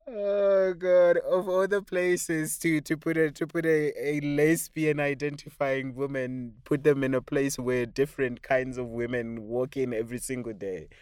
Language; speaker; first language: English; non-native, local second language; Shona